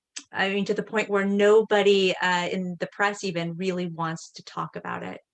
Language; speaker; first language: English; native; English